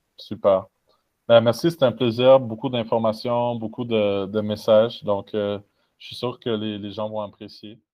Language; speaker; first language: French; native; French